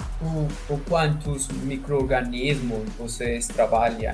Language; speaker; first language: Portuguese; non-native, fluent; Spanish